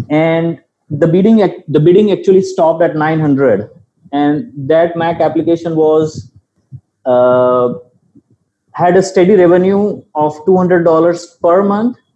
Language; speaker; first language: English; non-native, local second language; Gujarati